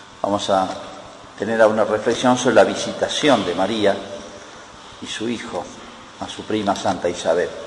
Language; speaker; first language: Spanish; native; Spanish